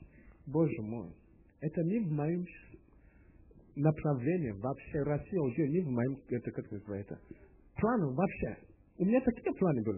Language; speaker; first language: Russian; non-native, learner; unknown